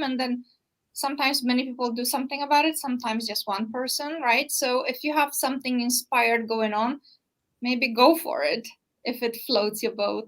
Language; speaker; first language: English; non-native, fluent; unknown